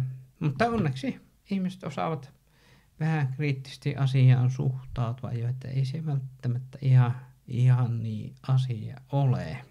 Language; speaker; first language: Finnish; native; Finnish